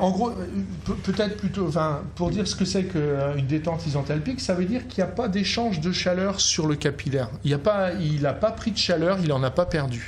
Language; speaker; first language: French; native; French